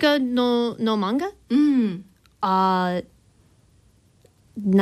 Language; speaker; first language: Japanese; non-native, learner; English